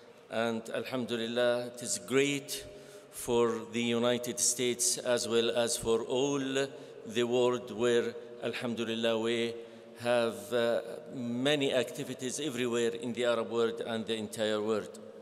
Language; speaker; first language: English; non-native, fluent; Arabic